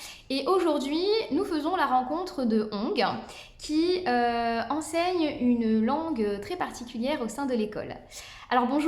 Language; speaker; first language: French; native; French